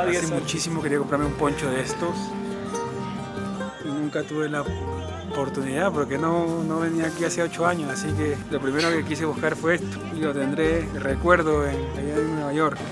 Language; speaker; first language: Spanish; native; Spanish